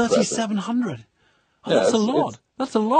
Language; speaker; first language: English; native; English